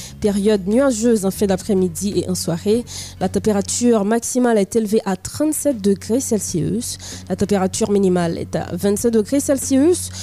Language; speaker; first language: French; non-native, local second language; Haitian Creole